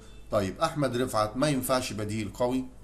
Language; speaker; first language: Arabic; native; Arabic